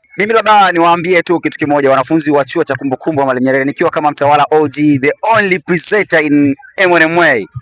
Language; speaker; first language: Swahili; native; Swahili